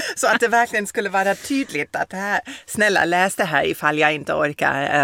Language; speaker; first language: Swedish; non-native, fluent; German